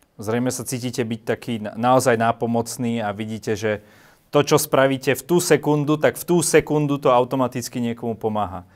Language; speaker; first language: Slovak; native; Slovak